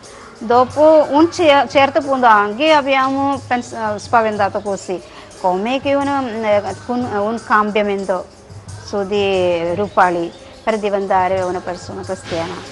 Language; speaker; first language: Italian; non-native, learner; Malayalam